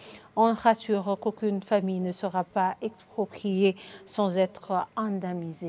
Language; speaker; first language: French; non-native, local second language; Rundi